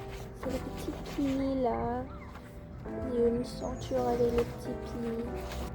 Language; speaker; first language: French; non-native, learner; Indonesian